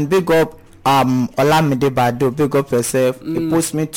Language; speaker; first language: English; non-native, local second language; Yoruba